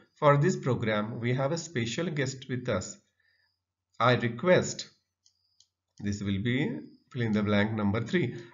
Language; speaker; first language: English; non-native, local second language; Marathi